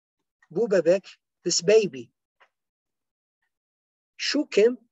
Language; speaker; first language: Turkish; non-native, fluent; Arabic